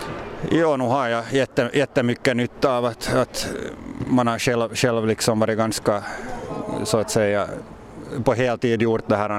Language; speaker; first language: Swedish; native; Swedish